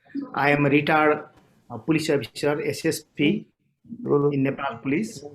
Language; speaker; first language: English; non-native, local second language; Nepali